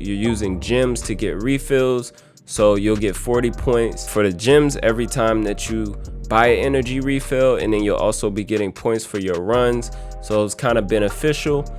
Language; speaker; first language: English; native; English